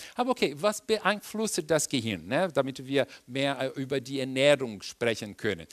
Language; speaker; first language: German; non-native, fluent; Portuguese